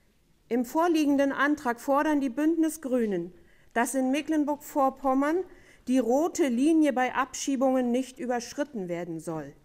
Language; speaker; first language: German; native; German